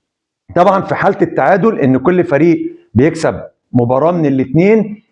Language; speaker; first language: Arabic; native; Arabic